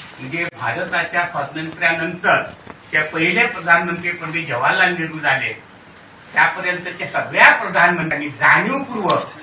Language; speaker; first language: Marathi; non-native, local second language; Konkani